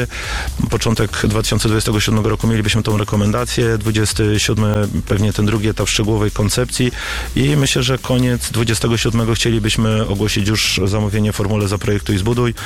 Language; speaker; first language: Polish; native; Polish